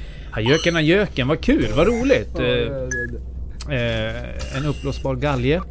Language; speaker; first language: Swedish; native; Swedish